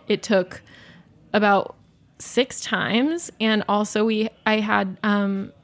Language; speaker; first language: English; native; English